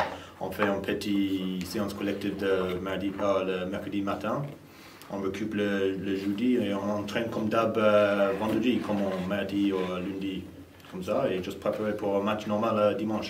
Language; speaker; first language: French; non-native, fluent; English